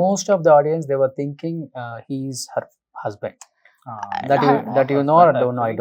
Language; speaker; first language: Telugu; native; Telugu